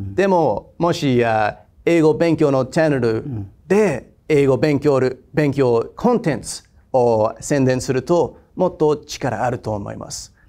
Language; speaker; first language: Japanese; non-native, fluent; English